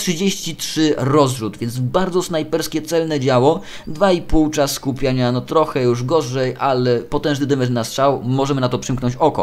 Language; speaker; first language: Polish; native; Polish